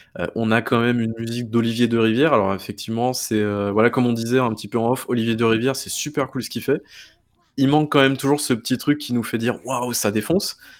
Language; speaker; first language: French; native; French